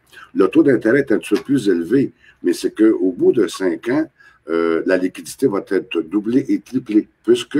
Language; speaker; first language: French; native; French